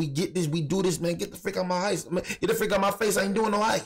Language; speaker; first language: English; native; English